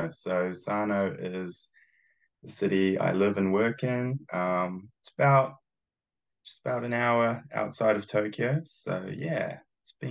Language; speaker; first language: English; early bilingual, other home language; Japanese